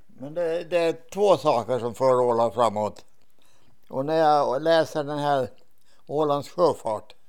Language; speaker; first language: Swedish; native; Swedish